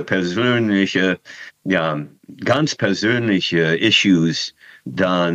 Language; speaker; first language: German; non-native, fluent; English